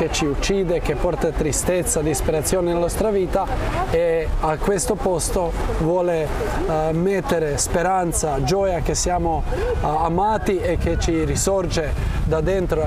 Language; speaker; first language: Italian; non-native, fluent; Croatian